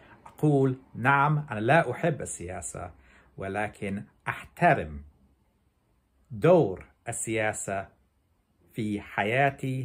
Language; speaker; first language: Arabic; non-native, fluent; English